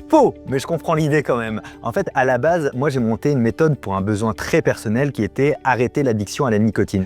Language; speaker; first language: French; native; French